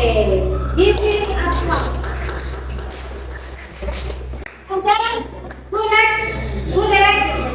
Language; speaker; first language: English; non-native, learner; Indonesian